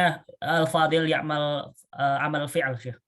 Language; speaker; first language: Arabic; non-native, learner; Indonesian